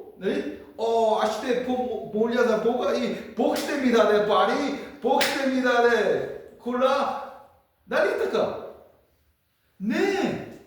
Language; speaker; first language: Bulgarian; non-native, learner; Korean